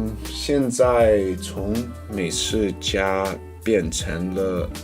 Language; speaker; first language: Chinese; non-native, learner; English